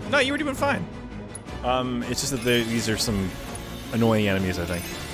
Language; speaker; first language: English; native; English